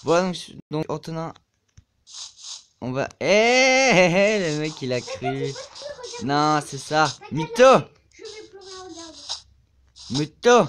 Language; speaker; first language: French; native; French